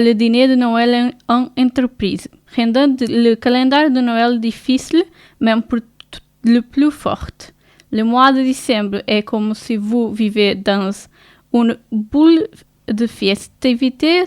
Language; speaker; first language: French; non-native, learner; Portuguese